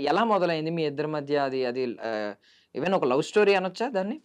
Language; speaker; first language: Telugu; native; Telugu